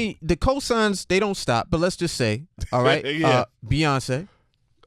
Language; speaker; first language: English; native; English